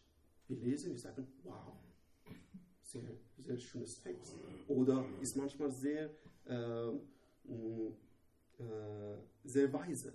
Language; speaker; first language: German; non-native, learner; Persian